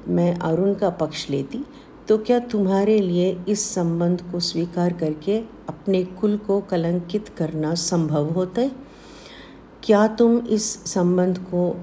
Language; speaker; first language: Hindi; non-native, local second language; Tamil